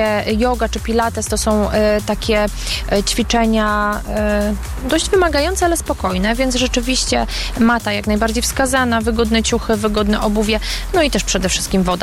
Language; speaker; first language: Polish; native; Polish